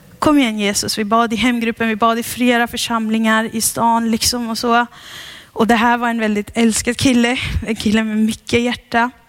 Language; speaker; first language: Swedish; early bilingual, heritage; Swedish